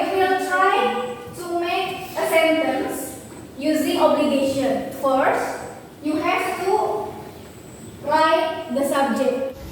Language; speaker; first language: English; non-native, fluent; Indonesian